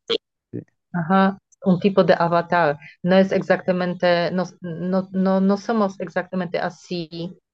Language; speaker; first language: Spanish; non-native, fluent; Polish